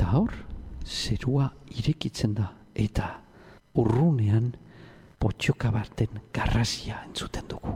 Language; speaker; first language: Basque; native; Basque